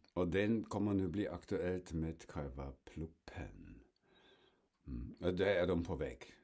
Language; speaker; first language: Swedish; non-native, fluent; German